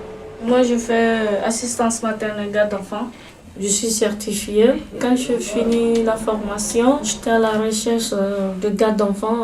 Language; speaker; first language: French; non-native, learner; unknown